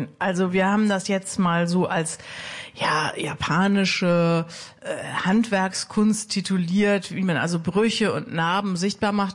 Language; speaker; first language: German; native; German